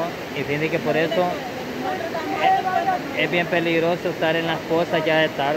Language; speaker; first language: Spanish; native; Spanish